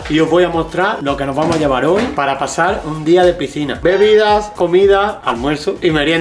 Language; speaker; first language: Spanish; native; Spanish